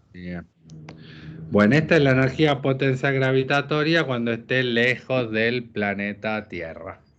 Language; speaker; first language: Spanish; native; Spanish